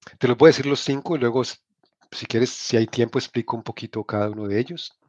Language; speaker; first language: Spanish; native; Spanish